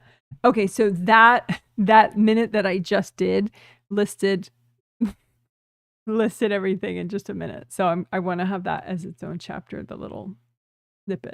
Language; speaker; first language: English; native; English